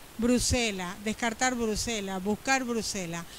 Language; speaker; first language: Spanish; native; Spanish